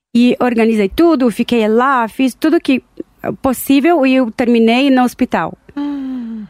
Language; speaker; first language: Portuguese; non-native, learner; Hebrew